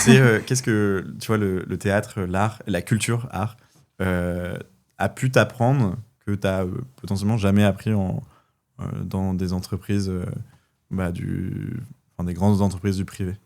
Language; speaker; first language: French; native; French